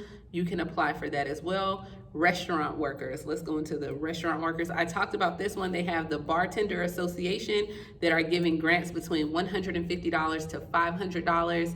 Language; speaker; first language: English; native; English